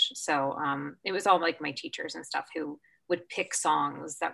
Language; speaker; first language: English; native; English